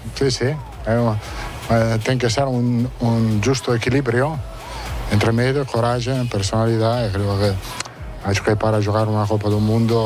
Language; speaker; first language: Portuguese; non-native, learner; Italian